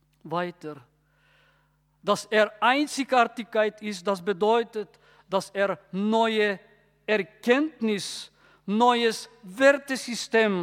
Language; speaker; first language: German; non-native, fluent; Bulgarian